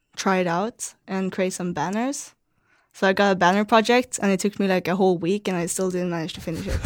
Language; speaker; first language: English; non-native, fluent; Swedish